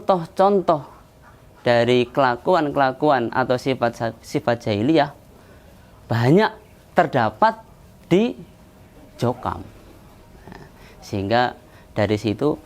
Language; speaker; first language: Indonesian; non-native, local second language; Javanese